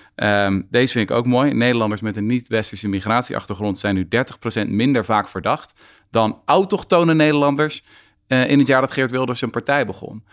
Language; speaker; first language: Dutch; native; Dutch